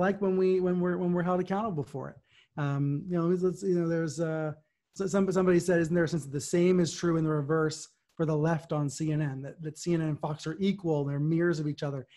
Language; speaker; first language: English; native; English